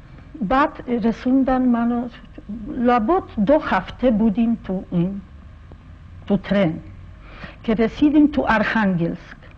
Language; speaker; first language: Persian; non-native, fluent; Polish